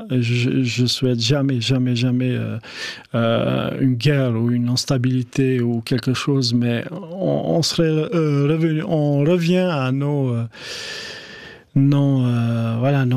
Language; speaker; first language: French; non-native, fluent; Albanian